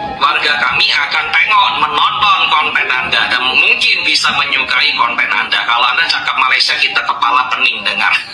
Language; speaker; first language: Indonesian; native; Indonesian